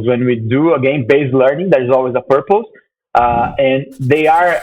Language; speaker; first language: English; non-native, fluent; Portuguese